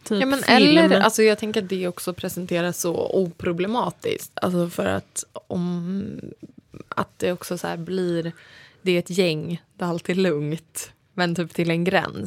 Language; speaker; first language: Swedish; native; Swedish